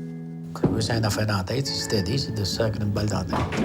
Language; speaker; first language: French; native; French